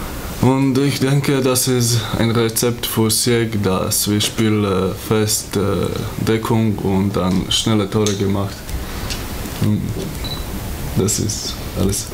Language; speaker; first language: German; non-native, learner; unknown